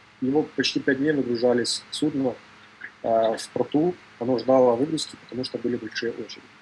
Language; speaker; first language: Russian; native; Russian